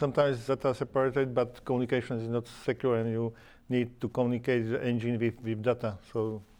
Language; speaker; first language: English; non-native, learner; Slovak